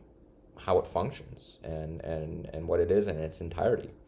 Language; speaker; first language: English; native; English